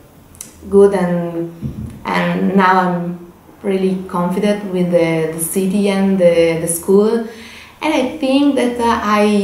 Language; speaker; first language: English; non-native, learner; Italian